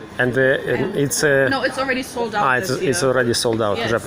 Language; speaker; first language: English; non-native, fluent; German